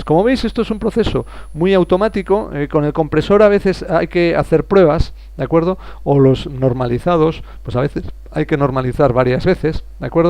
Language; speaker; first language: Spanish; native; Spanish